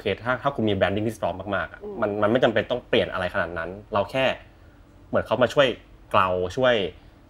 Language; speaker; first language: Thai; native; Thai